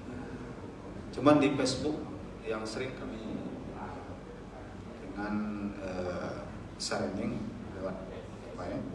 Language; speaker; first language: Indonesian; native; Indonesian